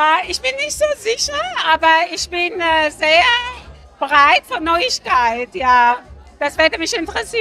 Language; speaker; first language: German; non-native, learner; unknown